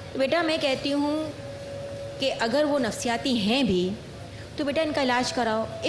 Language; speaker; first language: Urdu; native; Urdu